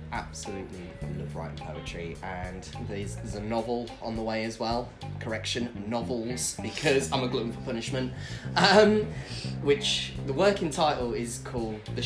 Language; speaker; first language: English; native; English